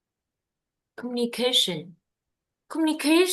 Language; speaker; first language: English; non-native, learner; Vietnamese